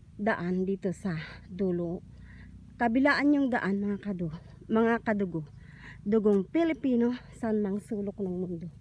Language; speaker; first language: Filipino; non-native, local second language; Iloko